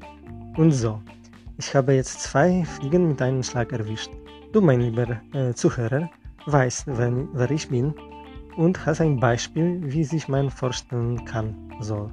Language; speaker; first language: German; non-native, fluent; Polish